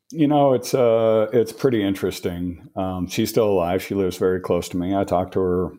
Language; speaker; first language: English; native; English